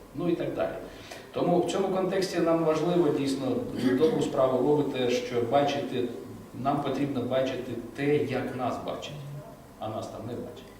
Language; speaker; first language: Ukrainian; native; Ukrainian